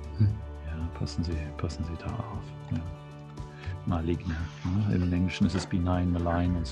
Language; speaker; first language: German; native; German